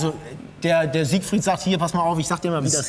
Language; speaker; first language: German; native; German